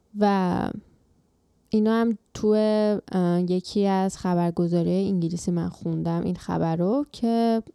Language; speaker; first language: Persian; native; Persian